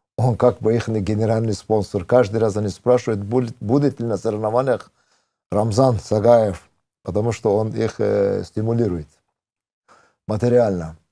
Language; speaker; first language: Russian; non-native, local second language; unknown